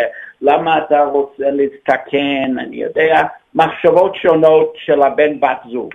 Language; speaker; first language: Hebrew; non-native, fluent; English